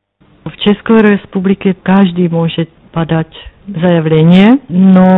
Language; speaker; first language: Russian; non-native, learner; Czech